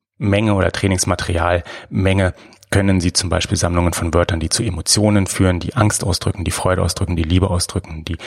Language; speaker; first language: German; native; German